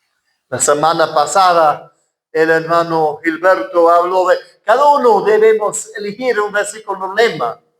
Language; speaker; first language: Spanish; non-native, fluent; English